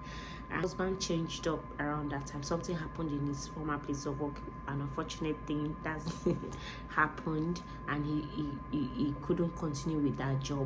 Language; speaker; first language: English; non-native, local second language; Yoruba